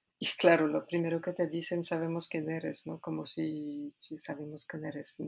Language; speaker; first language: Spanish; non-native, fluent; Polish